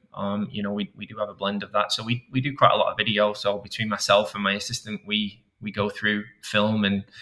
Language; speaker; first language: English; native; English